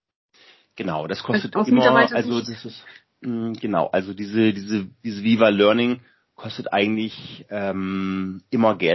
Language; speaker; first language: German; native; German